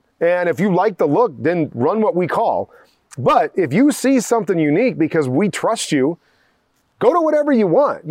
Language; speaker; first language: English; native; English